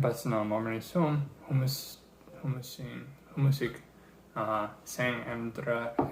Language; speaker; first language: Mongolian; early bilingual, heritage; English